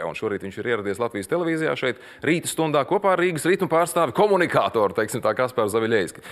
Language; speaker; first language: Latvian; native; Latvian